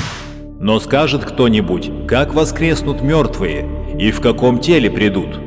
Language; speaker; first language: Russian; native; Russian